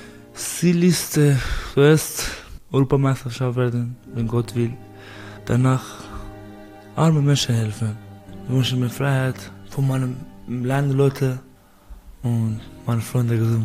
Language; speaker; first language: German; non-native, learner; Persian